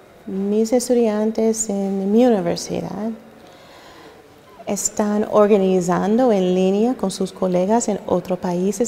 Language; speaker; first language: Spanish; non-native, learner; English